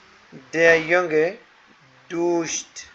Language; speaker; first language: German; non-native, fluent; Hindi